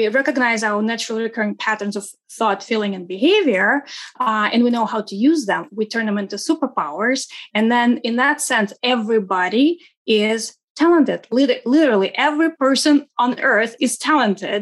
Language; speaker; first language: English; non-native, fluent; Russian